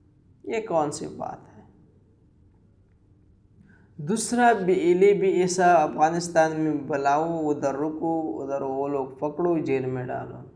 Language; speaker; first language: Hindi; non-native, local second language; Pashto